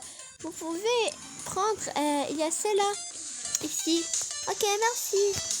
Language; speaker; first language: French; non-native, learner; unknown